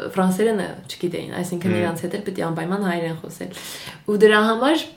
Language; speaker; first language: Armenian; early bilingual, heritage; French